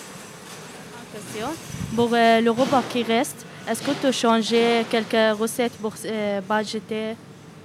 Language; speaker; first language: French; non-native, learner; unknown